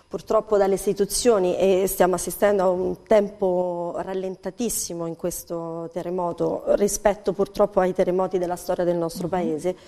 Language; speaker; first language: Italian; native; Italian